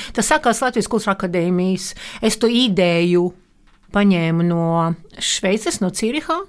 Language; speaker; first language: Latvian; non-native, local second language; Russian